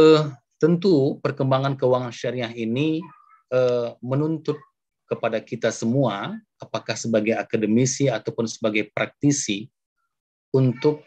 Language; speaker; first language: Indonesian; native; Indonesian